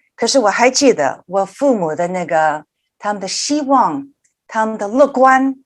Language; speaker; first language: Chinese; early bilingual, heritage; Chinese